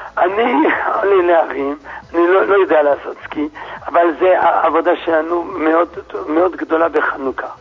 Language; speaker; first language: Hebrew; non-native, fluent; French